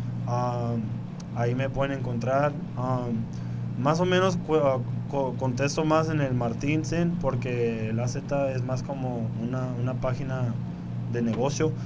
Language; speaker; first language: Spanish; early bilingual, heritage; Spanish